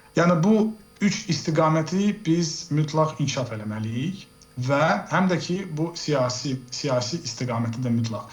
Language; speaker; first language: Azerbaijani; early bilingual, heritage; Azerbaijani